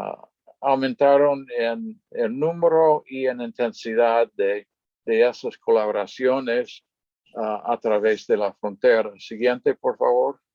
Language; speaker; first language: Spanish; non-native, fluent; English